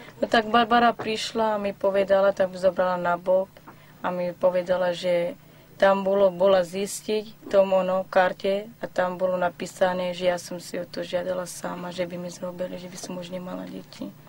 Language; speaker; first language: Slovak; non-native, local second language; Romany